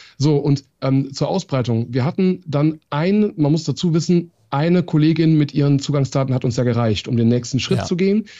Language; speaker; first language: German; early bilingual, other home language; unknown